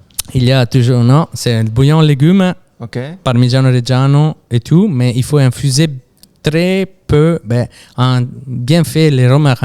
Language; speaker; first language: French; non-native, fluent; Italian